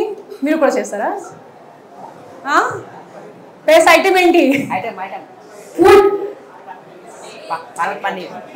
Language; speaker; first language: Telugu; non-native, learner; Hindi